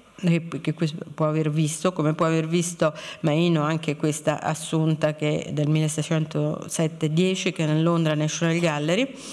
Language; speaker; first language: Italian; native; Italian